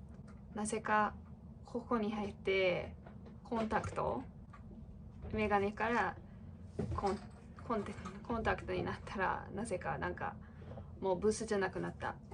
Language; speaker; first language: Japanese; non-native, fluent; English